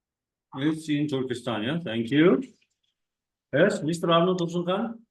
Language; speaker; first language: English; non-native, fluent; Kazakh